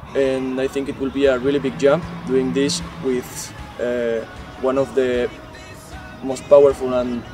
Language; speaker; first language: English; non-native, learner; Spanish